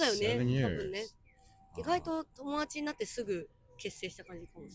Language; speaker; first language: Japanese; native; Japanese